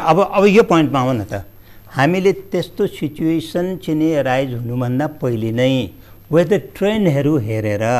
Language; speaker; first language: Nepali; native; Nepali